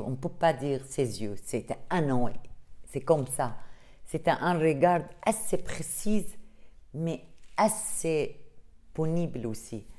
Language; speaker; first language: French; non-native, learner; Arabic